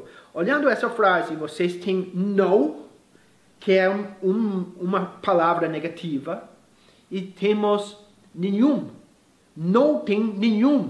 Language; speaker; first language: Portuguese; non-native, fluent; English